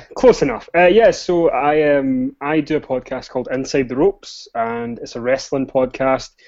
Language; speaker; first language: English; native; English